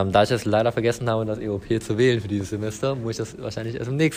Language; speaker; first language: German; native; German